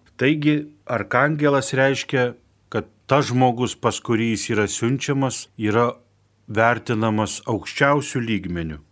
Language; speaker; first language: Lithuanian; native; Lithuanian